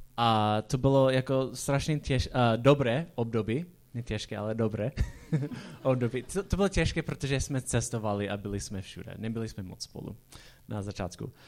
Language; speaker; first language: Czech; non-native, fluent; English